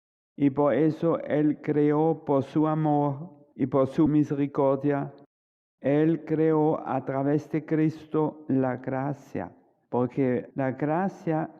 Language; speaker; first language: Spanish; non-native, fluent; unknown